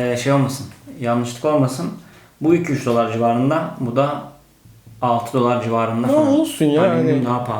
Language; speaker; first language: Turkish; native; Turkish